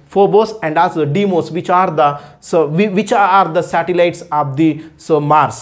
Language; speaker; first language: English; non-native, local second language; Telugu